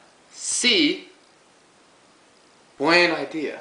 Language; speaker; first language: Spanish; non-native, learner; English